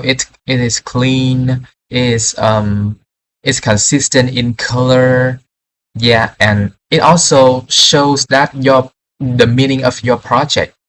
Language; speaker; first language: English; non-native, fluent; Vietnamese